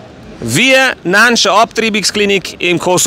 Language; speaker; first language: German; native; German